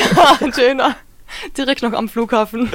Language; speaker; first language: German; native; German